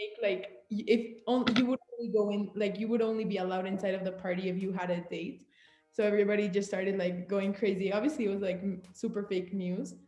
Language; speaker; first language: English; early bilingual, other home language; Spanish